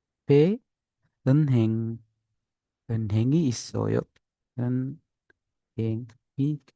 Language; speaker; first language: Korean; non-native, fluent; Sinhala